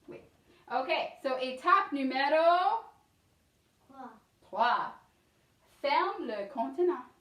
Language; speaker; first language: French; non-native, learner; English